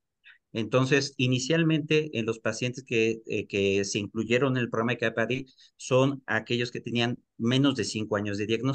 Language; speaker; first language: Spanish; native; Spanish